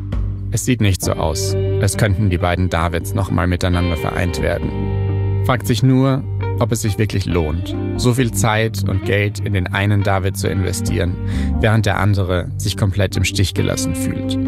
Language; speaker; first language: German; native; German